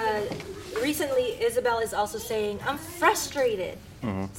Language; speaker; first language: English; non-native, local second language; Filipino